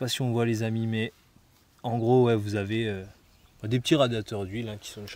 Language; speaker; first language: French; native; French